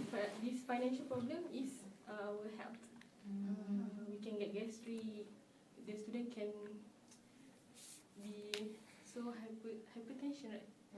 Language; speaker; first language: English; non-native, local second language; Malay